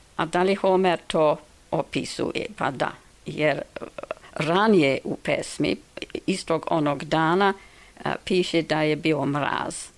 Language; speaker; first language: Serbian; non-native, fluent; English